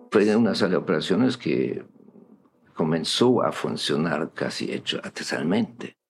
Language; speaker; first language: Spanish; non-native, fluent; German